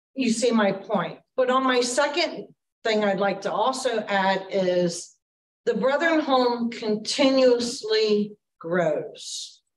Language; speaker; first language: English; native; English